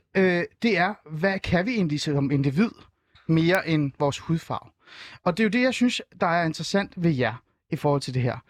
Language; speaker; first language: Danish; early bilingual, other home language; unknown